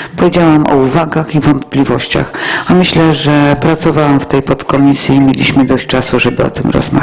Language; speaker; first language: Polish; native; Polish